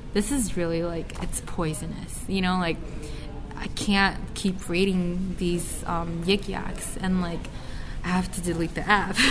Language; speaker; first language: English; native; English